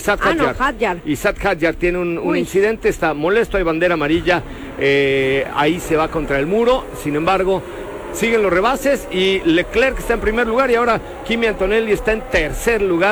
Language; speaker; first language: Spanish; native; Spanish